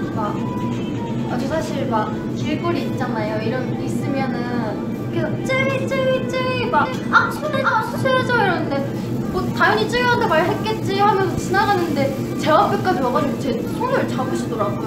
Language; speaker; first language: Korean; non-native, fluent; Japanese